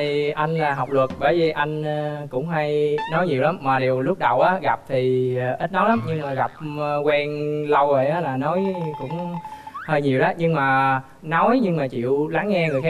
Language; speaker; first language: Vietnamese; native; Vietnamese